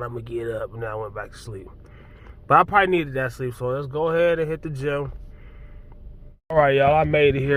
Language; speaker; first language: English; native; English